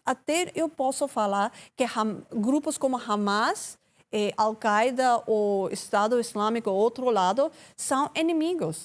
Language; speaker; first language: Portuguese; non-native, learner; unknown